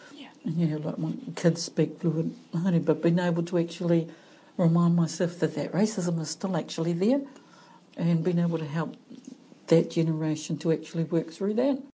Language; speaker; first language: English; native; English